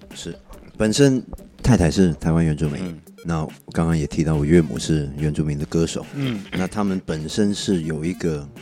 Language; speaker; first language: Chinese; non-native, local second language; Cantonese